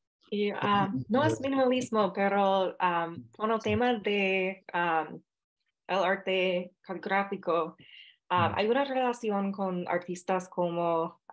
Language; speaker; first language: Spanish; non-native, fluent; English